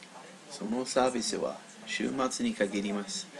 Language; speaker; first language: Japanese; non-native, learner; English